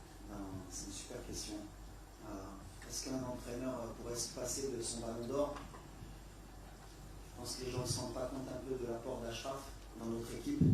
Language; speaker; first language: French; native; French